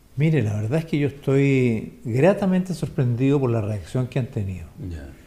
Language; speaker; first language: Spanish; native; Spanish